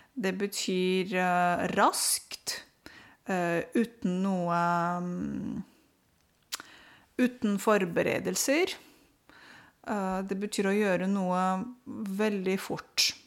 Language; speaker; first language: Norwegian; non-native, fluent; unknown